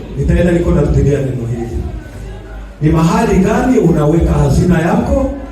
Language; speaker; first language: Swahili; non-native, local second language; Kinyarwanda